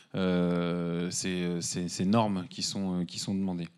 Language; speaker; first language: French; native; French